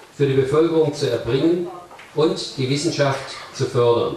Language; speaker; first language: German; native; German